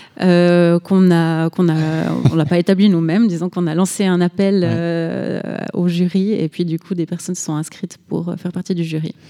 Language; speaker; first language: French; native; French